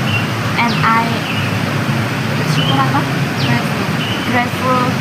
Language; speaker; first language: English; non-native, learner; Indonesian